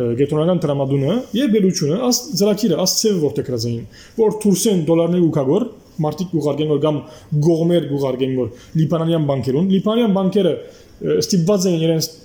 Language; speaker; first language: Armenian; early bilingual, heritage; Armenian